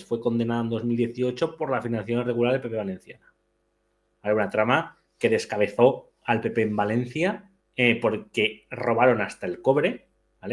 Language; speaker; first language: Spanish; native; Spanish